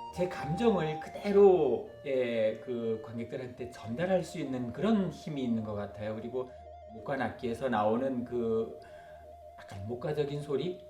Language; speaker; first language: Korean; native; Korean